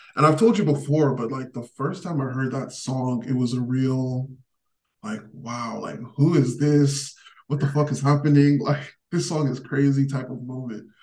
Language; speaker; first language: English; native; English